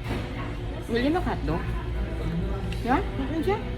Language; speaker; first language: Dutch; non-native, learner; Filipino